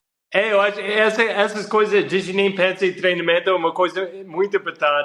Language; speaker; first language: Portuguese; non-native, fluent; English